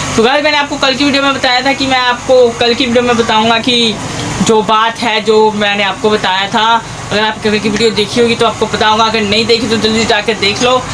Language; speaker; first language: Hindi; native; Hindi